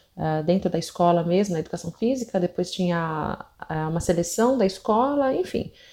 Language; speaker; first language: Portuguese; native; Portuguese